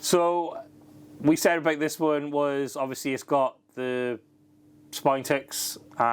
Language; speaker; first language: English; native; English